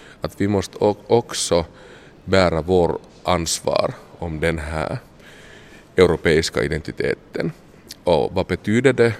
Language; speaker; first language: Swedish; non-native, local second language; Finnish